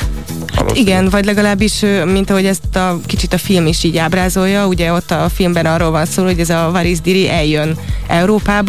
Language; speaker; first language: Hungarian; native; Hungarian